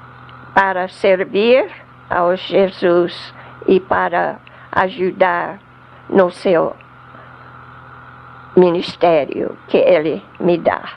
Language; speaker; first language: Portuguese; non-native, fluent; English